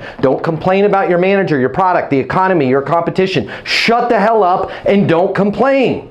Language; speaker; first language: English; native; English